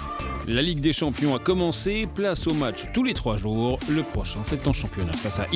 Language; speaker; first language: French; native; French